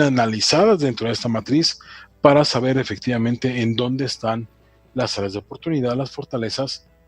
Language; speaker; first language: Spanish; native; Spanish